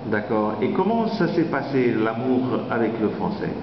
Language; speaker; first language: French; non-native, fluent; Bangla